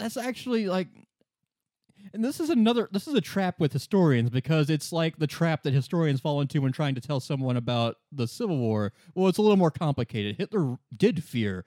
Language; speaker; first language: English; native; English